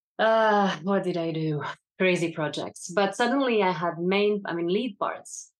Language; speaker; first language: English; non-native, fluent; French